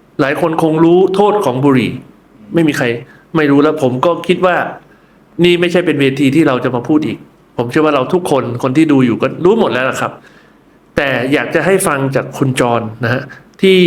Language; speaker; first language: Thai; native; Thai